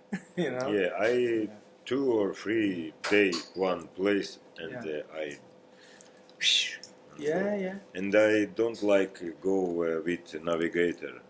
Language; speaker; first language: English; non-native, learner; Russian